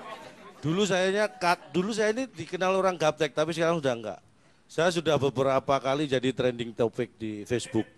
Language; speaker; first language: Indonesian; native; Indonesian